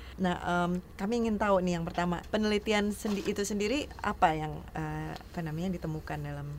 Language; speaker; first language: Indonesian; native; Indonesian